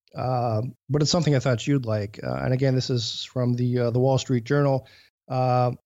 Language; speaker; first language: English; native; English